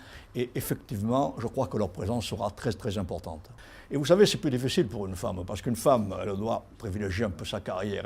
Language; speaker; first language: French; native; French